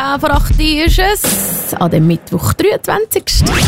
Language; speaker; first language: German; native; German